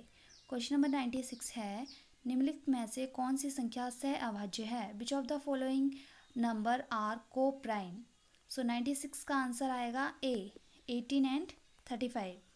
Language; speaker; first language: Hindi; native; Hindi